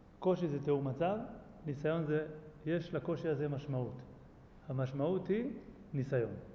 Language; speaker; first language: Hebrew; native; Hebrew